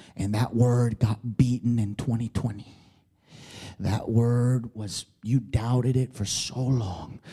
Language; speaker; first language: English; early bilingual, other home language; Spanish